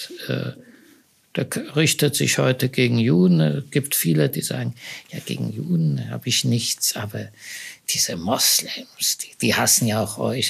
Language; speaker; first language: German; early bilingual, other home language; Hebrew